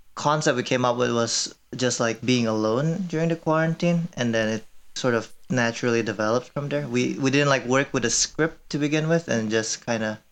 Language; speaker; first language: English; early bilingual, other home language; Korean